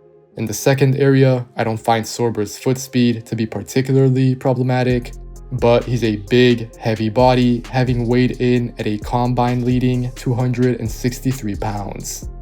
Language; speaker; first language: English; native; English